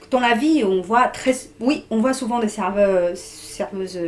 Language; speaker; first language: French; non-native, fluent; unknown